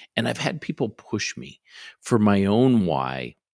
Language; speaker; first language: English; native; English